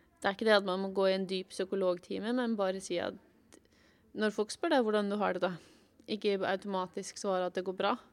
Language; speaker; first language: Norwegian; native; Norwegian